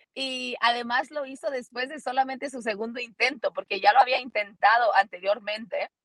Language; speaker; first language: Spanish; early bilingual, heritage; Spanish